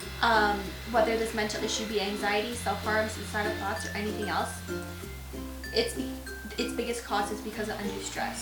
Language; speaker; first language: English; native; English